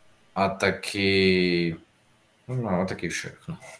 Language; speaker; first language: Czech; non-native, learner; Russian